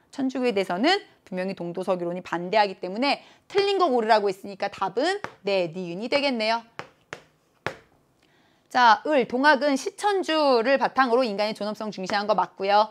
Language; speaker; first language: Korean; native; Korean